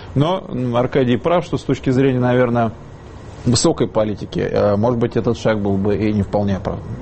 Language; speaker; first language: Russian; native; Russian